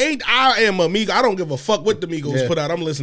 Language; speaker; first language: English; native; English